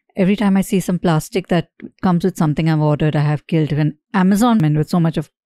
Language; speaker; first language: English; non-native, local second language; Hindi